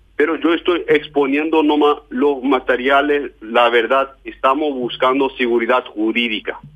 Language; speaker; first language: Spanish; non-native, fluent; German